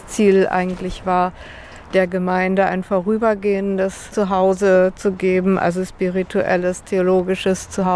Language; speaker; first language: German; native; German